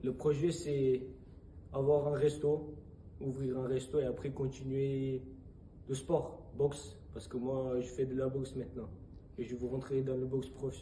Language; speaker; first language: French; non-native, fluent; Armenian